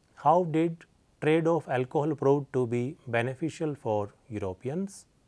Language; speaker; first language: English; non-native, local second language; Hindi